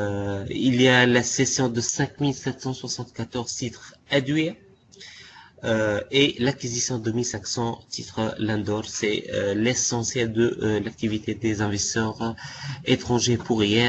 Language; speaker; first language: French; non-native, local second language; Arabic